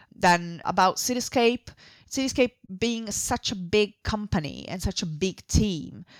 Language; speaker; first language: English; non-native, fluent; Italian